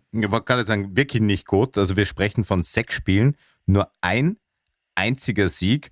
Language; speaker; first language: German; native; German